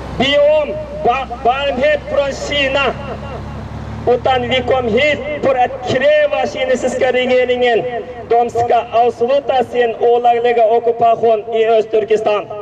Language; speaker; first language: Swedish; non-native, learner; Uyghur